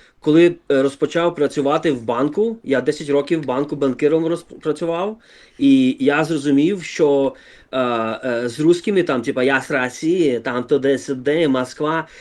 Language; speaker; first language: Ukrainian; early bilingual, other home language; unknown